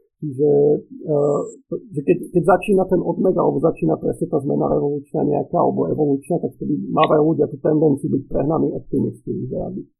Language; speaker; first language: Slovak; native; Slovak